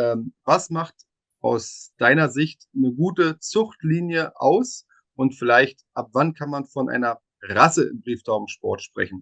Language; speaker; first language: German; native; German